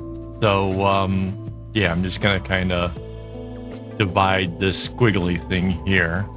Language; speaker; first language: English; native; English